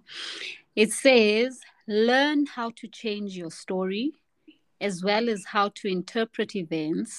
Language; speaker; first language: English; non-native, local second language; Xhosa